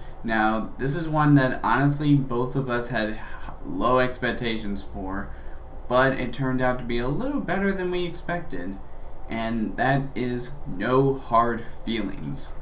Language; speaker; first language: English; native; English